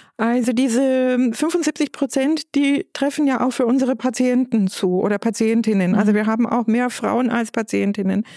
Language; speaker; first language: German; non-native, fluent; Turkish